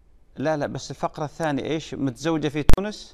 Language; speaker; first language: Arabic; native; Arabic